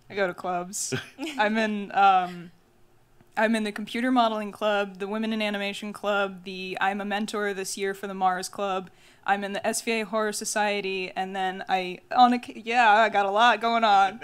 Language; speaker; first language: English; native; English